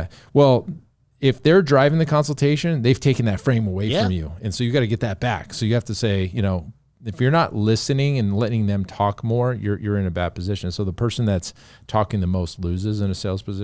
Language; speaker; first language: English; native; English